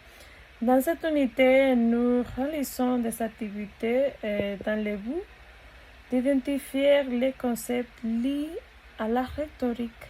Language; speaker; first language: French; non-native, learner; Spanish